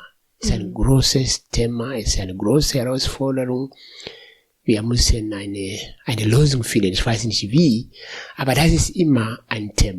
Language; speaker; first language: German; non-native, fluent; Swahili